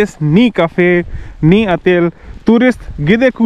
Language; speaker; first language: Russian; non-native, learner; Hindi